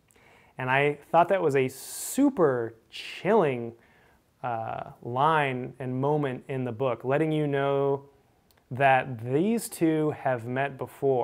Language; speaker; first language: English; native; English